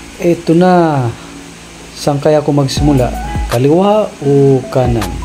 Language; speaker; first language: Filipino; non-native, local second language; Waray